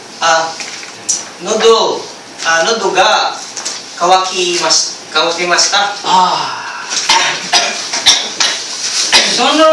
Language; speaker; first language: Japanese; non-native, learner; Filipino